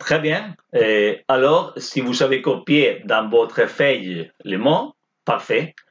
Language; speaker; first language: French; non-native, fluent; Spanish